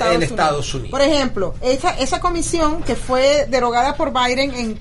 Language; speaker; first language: Spanish; native; Spanish